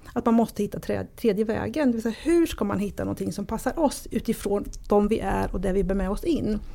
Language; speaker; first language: Swedish; early bilingual, other home language; Italian